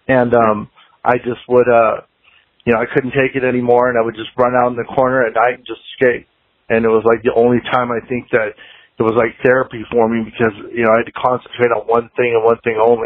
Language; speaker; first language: English; native; English